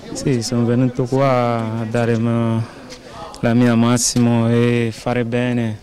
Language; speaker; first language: Italian; non-native, learner; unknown